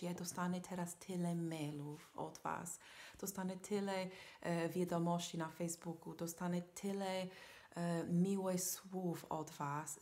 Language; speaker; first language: Polish; non-native, fluent; English